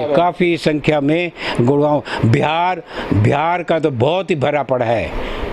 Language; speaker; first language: Hindi; early bilingual, other home language; Punjabi